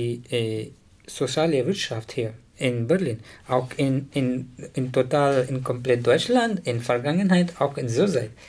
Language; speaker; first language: German; non-native, learner; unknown